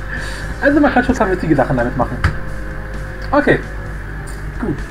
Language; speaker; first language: German; native; German